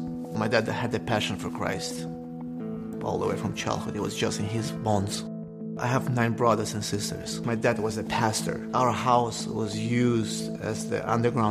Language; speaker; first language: English; non-native, fluent; Russian